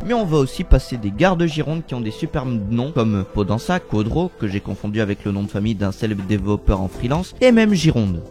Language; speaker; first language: French; native; French